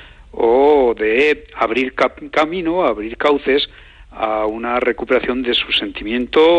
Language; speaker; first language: Spanish; native; Spanish